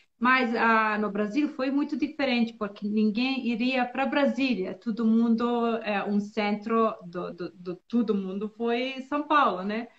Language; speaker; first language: Portuguese; non-native, learner; Bosnian